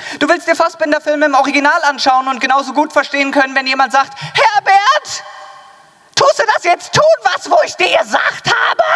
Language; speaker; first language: German; native; German